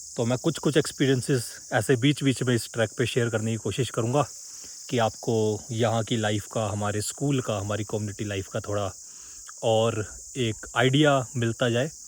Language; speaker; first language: Hindi; native; Hindi